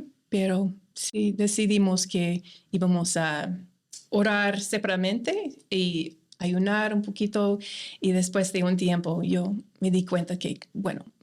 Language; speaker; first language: Spanish; non-native, fluent; English